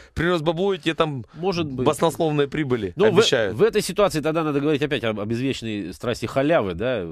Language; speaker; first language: Russian; native; Russian